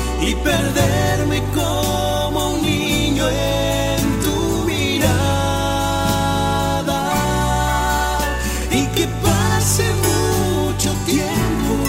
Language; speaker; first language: Spanish; native; Spanish